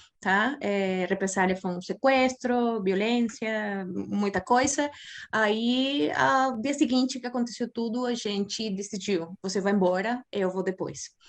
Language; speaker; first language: Portuguese; non-native, fluent; Spanish